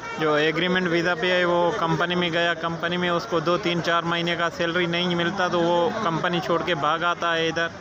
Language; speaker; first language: Urdu; non-native, local second language; Sindhi